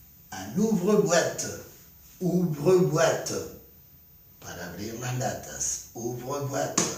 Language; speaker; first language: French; non-native, fluent; Spanish